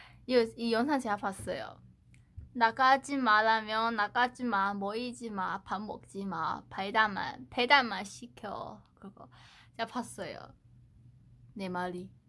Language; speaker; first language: Korean; non-native, fluent; Chinese